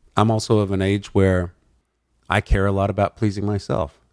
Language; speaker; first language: English; native; English